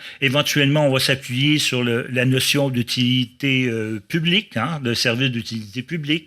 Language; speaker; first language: French; native; French